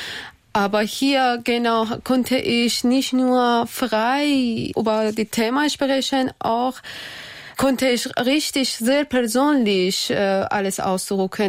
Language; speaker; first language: German; non-native, learner; Persian